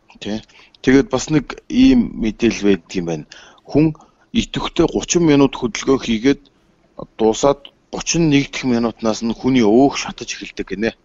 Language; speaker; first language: Mongolian; native; Mongolian